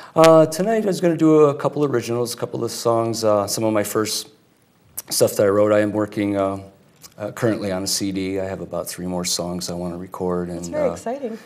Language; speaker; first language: English; native; English